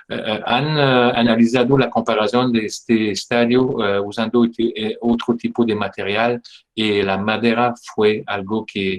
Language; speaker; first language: Spanish; non-native, fluent; French